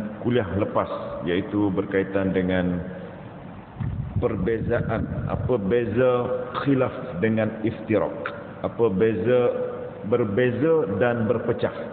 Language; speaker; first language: Malay; native; Malay